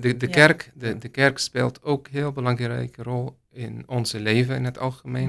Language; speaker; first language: Dutch; non-native, learner; Arabic